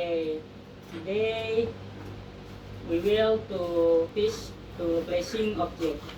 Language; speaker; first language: English; non-native, learner; Indonesian